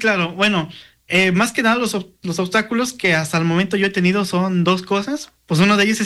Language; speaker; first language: Spanish; non-native, local second language; Nahuatl languages